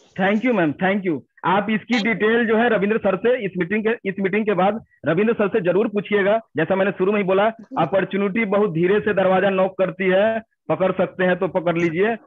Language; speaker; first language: Hindi; native; Hindi